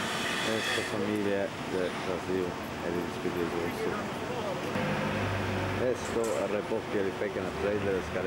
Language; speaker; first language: Portuguese; non-native, learner; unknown